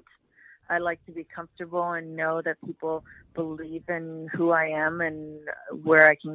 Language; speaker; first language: English; native; English